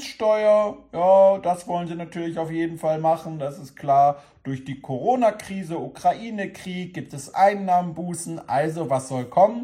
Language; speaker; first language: German; native; German